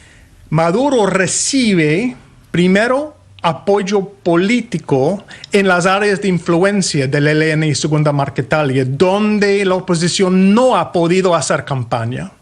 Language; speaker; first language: Spanish; non-native, fluent; English